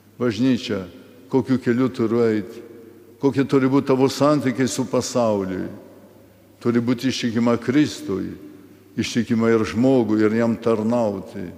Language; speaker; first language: Lithuanian; early bilingual, heritage; Lithuanian